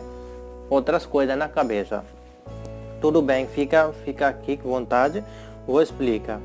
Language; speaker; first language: Portuguese; non-native, learner; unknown